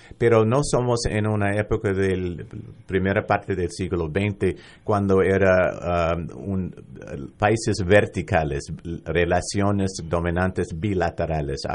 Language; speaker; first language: Spanish; native; Spanish